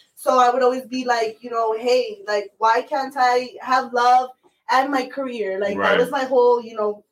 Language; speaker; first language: English; early bilingual, other home language; Spanish